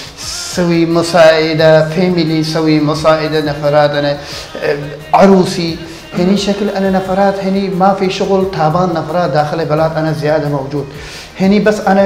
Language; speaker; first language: Arabic; non-native, learner; Persian